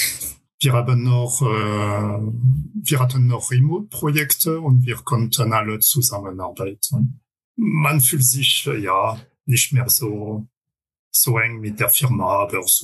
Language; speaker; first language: German; non-native, fluent; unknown